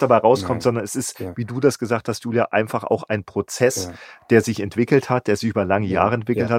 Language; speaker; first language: German; native; German